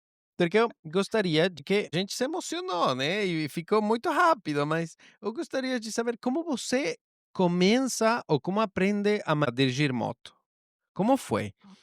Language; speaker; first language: Portuguese; non-native, learner; Spanish